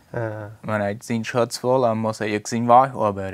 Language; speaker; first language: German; non-native, local second language; Plautdietsch